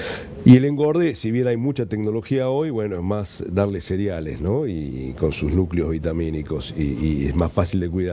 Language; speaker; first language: Spanish; native; Spanish